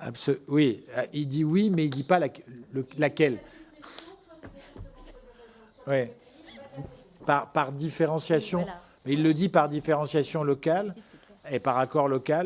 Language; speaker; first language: French; native; French